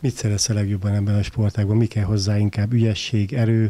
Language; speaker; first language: Hungarian; native; Hungarian